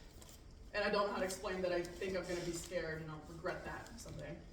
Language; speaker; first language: English; native; English